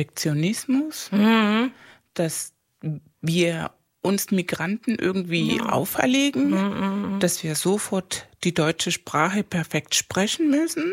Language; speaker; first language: German; non-native, fluent; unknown